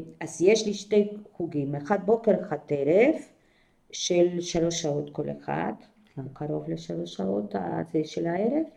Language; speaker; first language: Hebrew; non-native, fluent; Spanish